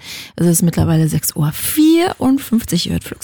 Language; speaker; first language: German; native; German